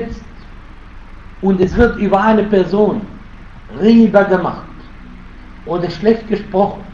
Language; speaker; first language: German; non-native, fluent; Arabic